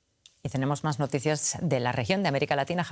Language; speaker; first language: Spanish; native; Spanish